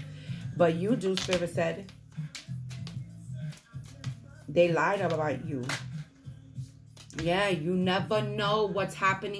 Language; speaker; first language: English; native; English